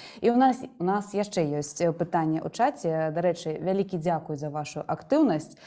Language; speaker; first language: Belarusian; native; Belarusian